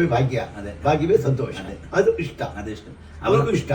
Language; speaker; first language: Malayalam; non-native, learner; Kannada